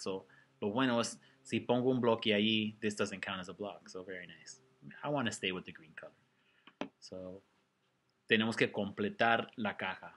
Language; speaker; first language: English; early bilingual, other home language; Spanish